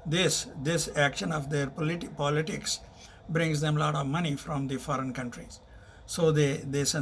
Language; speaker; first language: English; non-native, local second language; Urdu